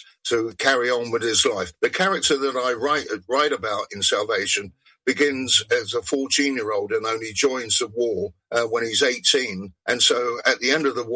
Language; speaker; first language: English; native; English